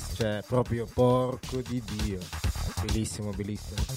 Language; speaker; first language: Italian; non-native, fluent; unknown